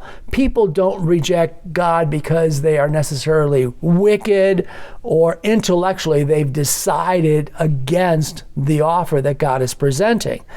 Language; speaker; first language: English; native; English